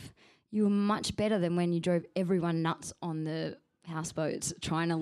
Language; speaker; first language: English; native; English